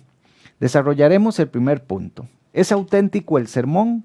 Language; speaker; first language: Spanish; native; Spanish